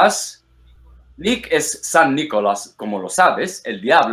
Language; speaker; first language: Spanish; non-native, fluent; English